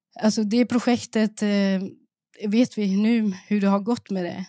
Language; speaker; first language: Swedish; early bilingual, other home language; Persian